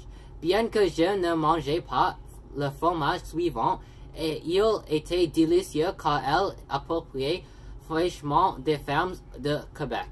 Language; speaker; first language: French; non-native, learner; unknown